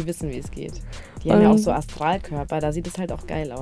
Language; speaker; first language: German; native; German